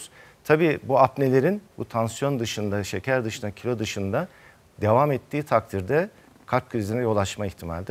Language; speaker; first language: Turkish; native; Turkish